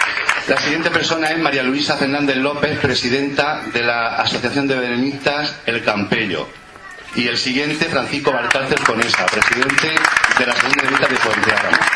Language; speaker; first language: Spanish; native; Spanish